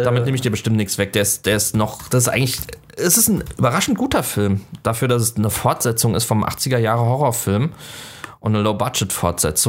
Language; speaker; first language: German; native; German